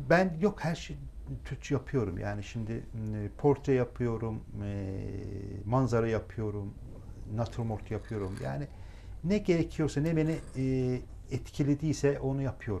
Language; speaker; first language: Turkish; non-native, local second language; Azerbaijani